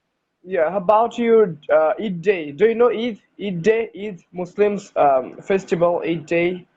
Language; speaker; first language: English; non-native, learner; Bangla